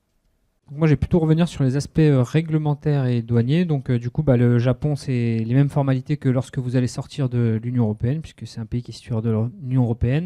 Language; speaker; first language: French; native; French